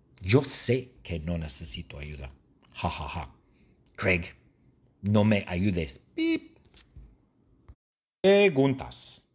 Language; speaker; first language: Spanish; non-native, fluent; English